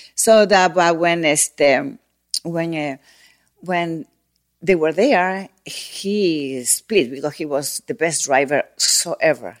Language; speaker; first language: English; non-native, learner; Spanish